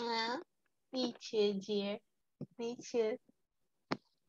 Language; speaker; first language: English; non-native, learner; Portuguese